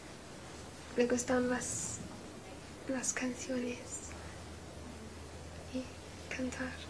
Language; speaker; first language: Spanish; non-native, learner; English